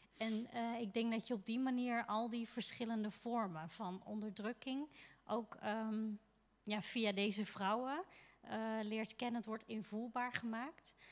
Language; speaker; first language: Dutch; native; Dutch